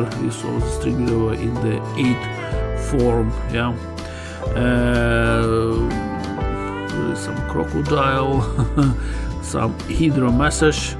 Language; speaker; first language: English; non-native, fluent; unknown